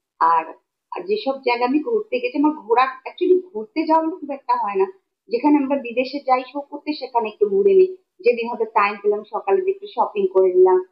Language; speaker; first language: Bangla; native; Bangla